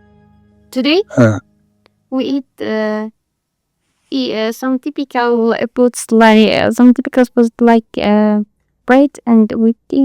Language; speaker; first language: English; non-native, learner; Hazaragi